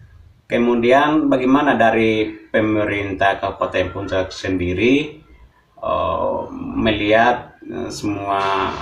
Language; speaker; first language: Indonesian; non-native, local second language; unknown